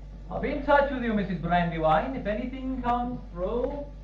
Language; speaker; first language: English; native; English